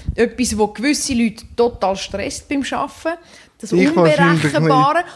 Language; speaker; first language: German; native; German